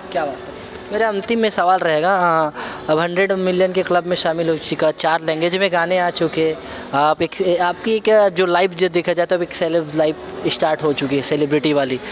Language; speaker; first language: Hindi; native; Hindi